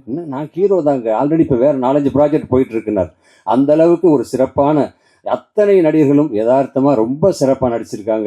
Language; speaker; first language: Tamil; native; Tamil